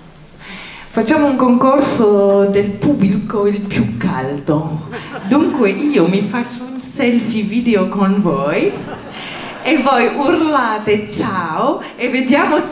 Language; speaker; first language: Italian; non-native, fluent; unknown